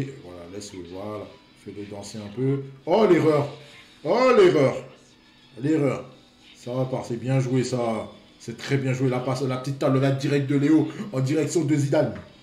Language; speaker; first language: French; native; French